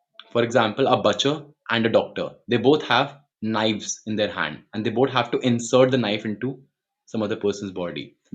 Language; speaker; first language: English; non-native, local second language; Hindi